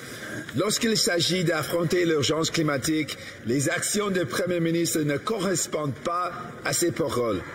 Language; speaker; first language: French; non-native, local second language; English